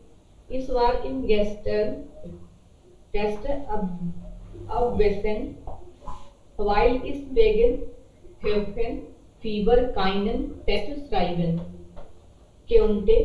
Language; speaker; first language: German; non-native, learner; Hindi